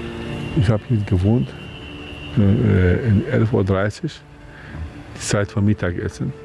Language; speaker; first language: German; non-native, learner; Central Kurdish